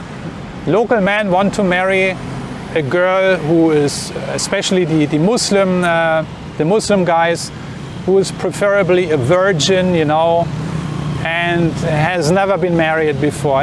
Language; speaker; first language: English; non-native, fluent; German